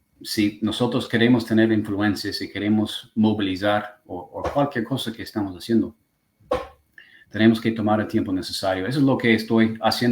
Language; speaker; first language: Spanish; non-native, fluent; English